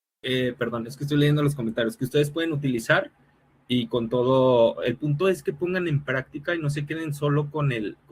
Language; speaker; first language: Spanish; native; Spanish